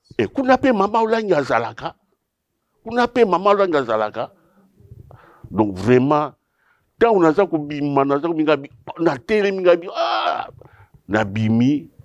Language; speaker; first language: Lingala; non-native, local second language; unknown